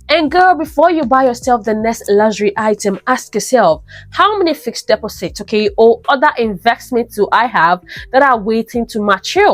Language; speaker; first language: English; native; English